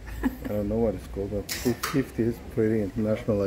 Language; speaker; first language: English; non-native, fluent; Norwegian